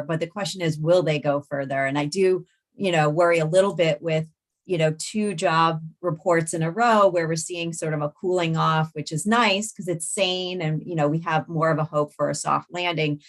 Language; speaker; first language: English; native; English